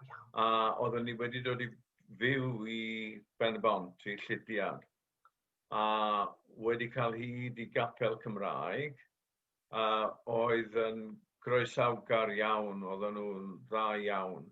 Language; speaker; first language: Welsh; native; Welsh